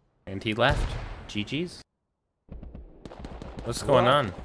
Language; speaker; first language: English; native; English